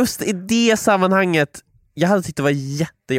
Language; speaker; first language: Swedish; native; Swedish